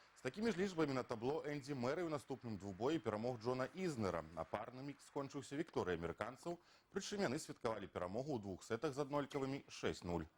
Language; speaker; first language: Belarusian; native; Belarusian